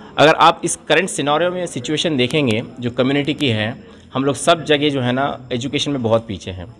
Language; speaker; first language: Hindi; non-native, local second language; Urdu